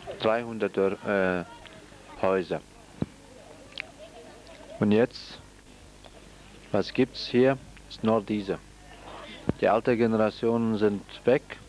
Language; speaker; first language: German; non-native, fluent; Central Kurdish